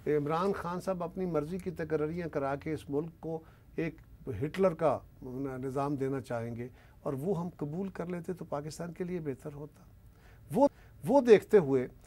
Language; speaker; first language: Urdu; non-native, local second language; Punjabi